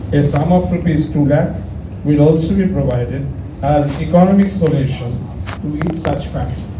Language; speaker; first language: English; non-native, local second language; Bangla